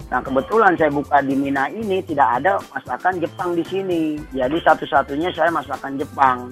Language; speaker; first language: Indonesian; native; Indonesian